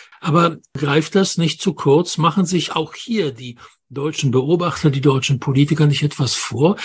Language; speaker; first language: German; non-native, fluent; Polish